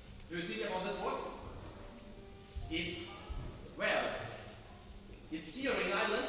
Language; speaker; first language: English; non-native, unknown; Ukrainian